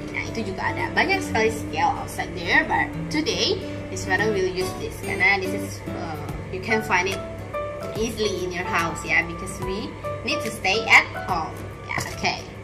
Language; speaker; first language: English; non-native, fluent; Indonesian